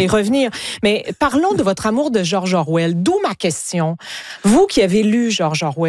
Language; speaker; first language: French; native; French